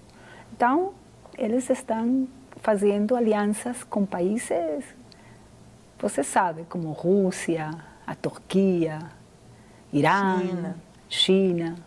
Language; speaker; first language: Portuguese; non-native, fluent; Spanish